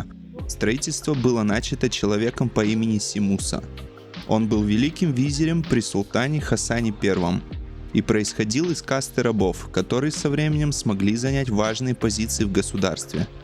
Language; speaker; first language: Russian; native; Russian